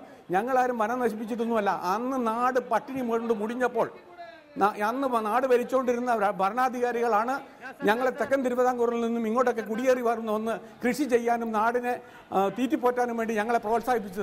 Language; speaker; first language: Malayalam; native; Malayalam